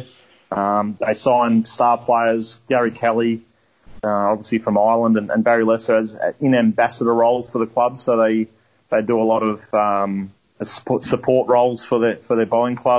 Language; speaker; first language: English; native; English